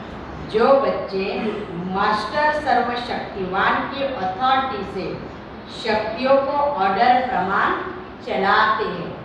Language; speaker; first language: Hindi; non-native, local second language; Marathi